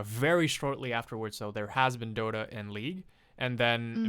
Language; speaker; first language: English; non-native, fluent; French